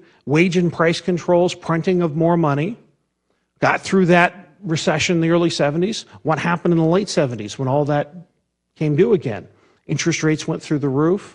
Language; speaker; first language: English; native; English